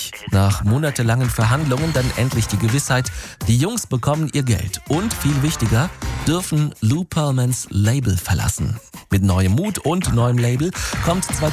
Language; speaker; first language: German; native; German